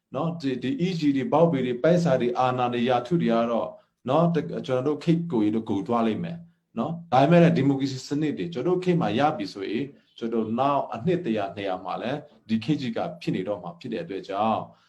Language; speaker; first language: Burmese; non-native, local second language; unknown